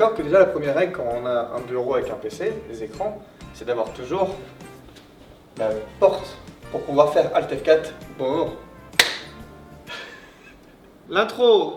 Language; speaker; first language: French; native; French